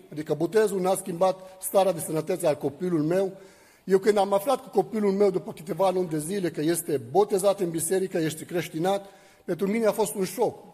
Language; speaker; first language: Romanian; non-native, fluent; Arabic